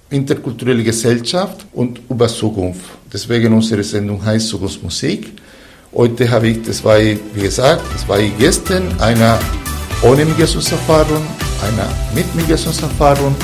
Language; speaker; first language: German; non-native, fluent; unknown